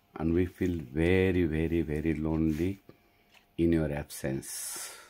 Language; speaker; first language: English; non-native, local second language; Marathi